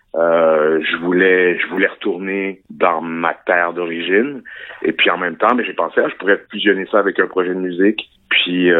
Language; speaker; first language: French; native; French